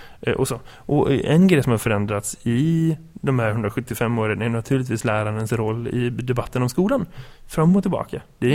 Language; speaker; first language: Swedish; native; Swedish